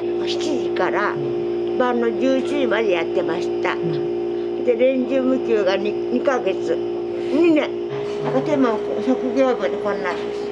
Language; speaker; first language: Japanese; native; Japanese